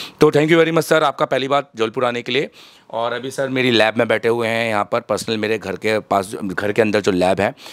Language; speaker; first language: Hindi; native; Hindi